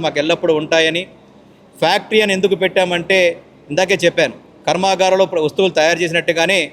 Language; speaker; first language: Telugu; native; Telugu